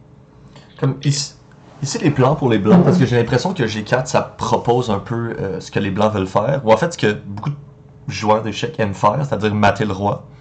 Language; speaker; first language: French; native; French